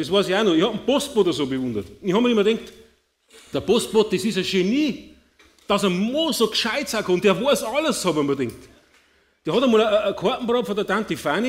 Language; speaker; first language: German; native; German